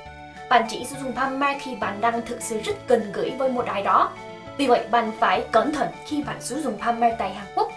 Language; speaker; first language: Vietnamese; non-native, fluent; Korean